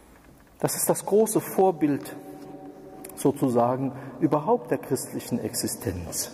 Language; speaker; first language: German; native; German